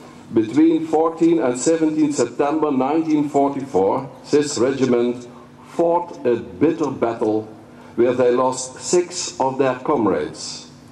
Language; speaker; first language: English; non-native, fluent; Dutch